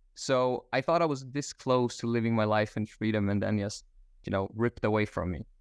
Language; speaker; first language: English; non-native, fluent; Swedish